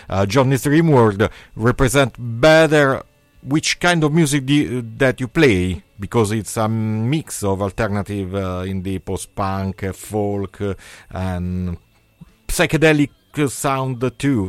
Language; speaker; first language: English; non-native, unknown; Italian